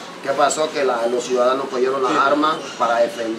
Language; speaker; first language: Spanish; native; Spanish